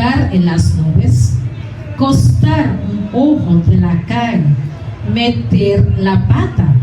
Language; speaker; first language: Spanish; non-native, fluent; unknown